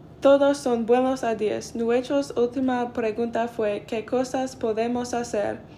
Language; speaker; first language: Spanish; non-native, learner; English